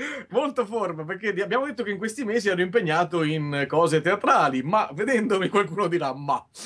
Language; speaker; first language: Italian; native; Italian